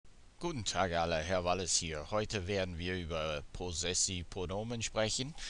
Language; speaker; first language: German; non-native, fluent; English